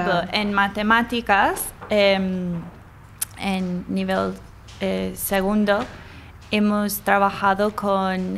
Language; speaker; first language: Spanish; non-native, fluent; English